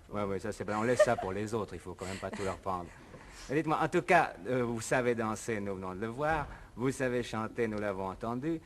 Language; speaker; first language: French; native; French